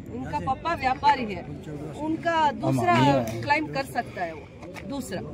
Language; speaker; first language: Hindi; non-native, local second language; Kannada